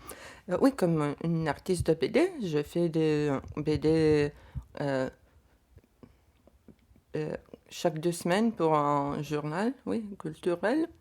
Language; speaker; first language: French; non-native, learner; Lithuanian